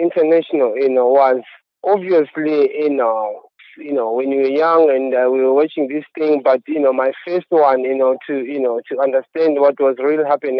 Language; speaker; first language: English; non-native, local second language; Shona